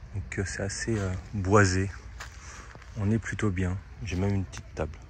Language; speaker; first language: French; native; French